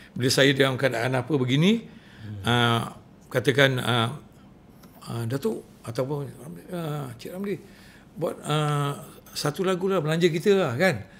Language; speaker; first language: Malay; native; Malay